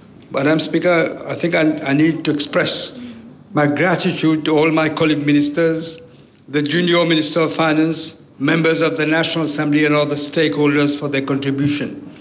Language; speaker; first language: English; non-native, local second language; Morisyen